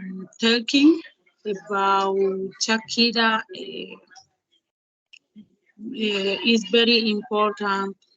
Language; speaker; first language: English; non-native, learner; Spanish